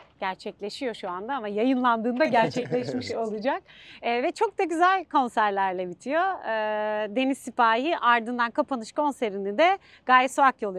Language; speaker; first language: Turkish; native; Turkish